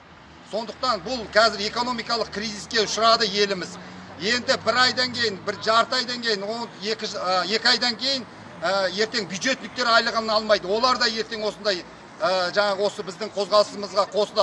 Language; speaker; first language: Kazakh; native; Kazakh